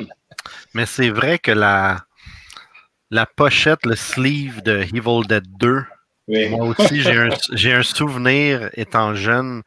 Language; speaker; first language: French; native; French